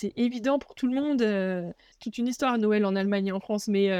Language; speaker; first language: French; native; French